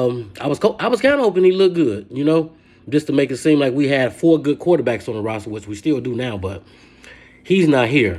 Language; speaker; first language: English; native; English